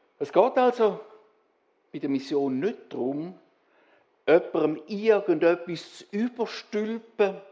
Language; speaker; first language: German; native; German